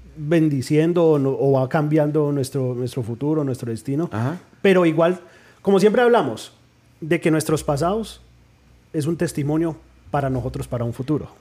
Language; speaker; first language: Spanish; early bilingual, heritage; Spanish